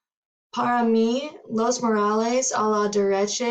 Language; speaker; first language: Spanish; non-native, learner; English